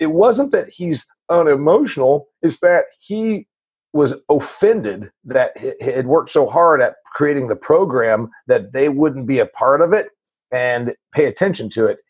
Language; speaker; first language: English; native; English